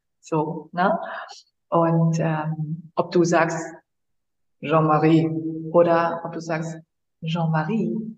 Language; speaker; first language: German; early bilingual, other home language; Vietnamese